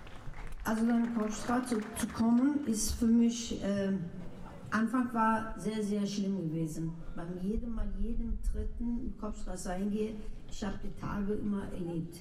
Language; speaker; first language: German; non-native, local second language; Turkish